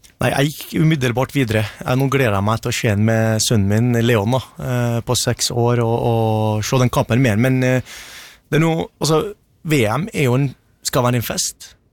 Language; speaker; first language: Norwegian; early bilingual, other home language; Arabic